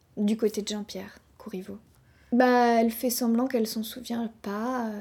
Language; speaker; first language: French; native; French